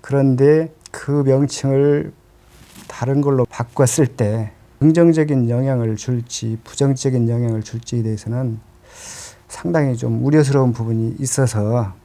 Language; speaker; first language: Korean; native; Korean